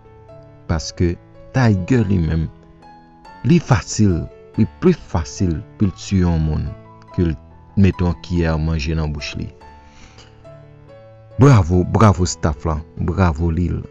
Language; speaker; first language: French; non-native, local second language; Haitian Creole